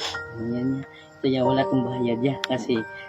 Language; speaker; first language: Filipino; non-native, local second language; Cebuano